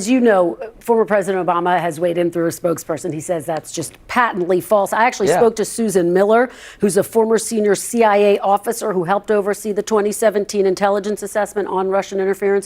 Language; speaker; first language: English; native; English